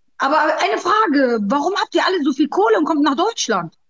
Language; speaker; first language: German; native; German